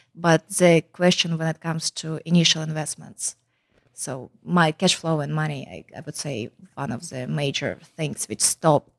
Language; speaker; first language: English; non-native, fluent; Kazakh